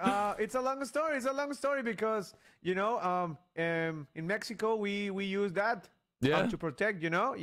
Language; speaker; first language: English; non-native, learner; Spanish